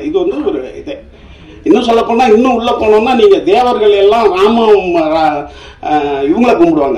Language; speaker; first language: Tamil; native; Tamil